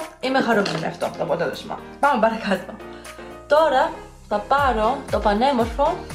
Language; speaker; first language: Greek; early bilingual, heritage; Greek